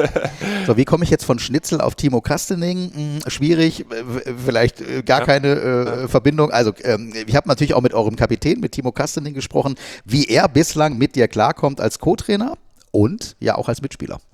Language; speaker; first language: German; native; German